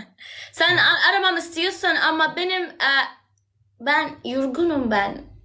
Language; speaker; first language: Turkish; non-native, learner; Arabic